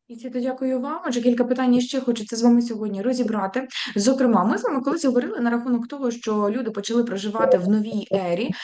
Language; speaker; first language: Ukrainian; native; Ukrainian